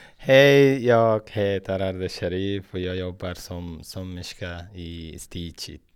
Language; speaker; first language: Swedish; non-native, learner; Persian